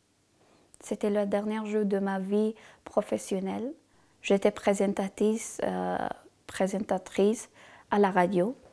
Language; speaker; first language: French; non-native, learner; Persian